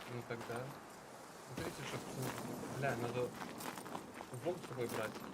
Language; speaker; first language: Russian; native; Russian